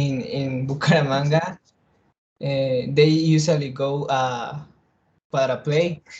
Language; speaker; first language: English; non-native, learner; Spanish